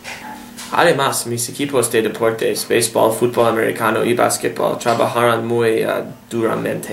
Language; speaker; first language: Spanish; non-native, learner; English